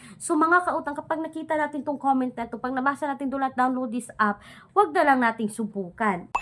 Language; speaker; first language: Filipino; non-native, local second language; Cebuano